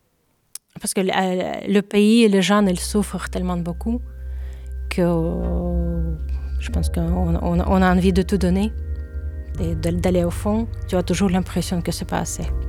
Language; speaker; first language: French; non-native, fluent; Ukrainian